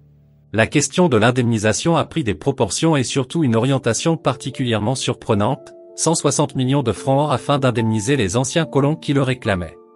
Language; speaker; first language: French; native; French